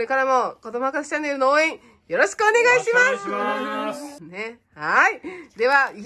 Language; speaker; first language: Japanese; native; Japanese